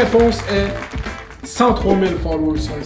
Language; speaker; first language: French; native; French